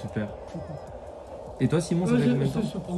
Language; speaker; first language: French; native; French